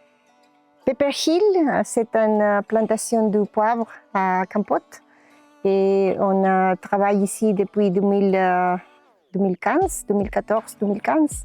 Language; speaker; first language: French; non-native, learner; Spanish